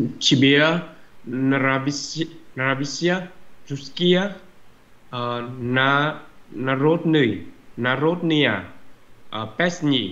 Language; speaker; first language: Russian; non-native, learner; Vietnamese